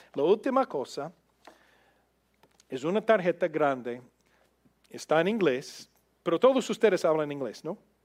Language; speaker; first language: Spanish; non-native, fluent; English